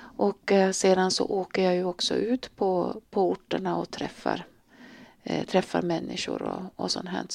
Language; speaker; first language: Swedish; native; Swedish